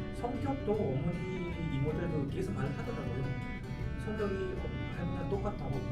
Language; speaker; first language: Korean; non-native, fluent; German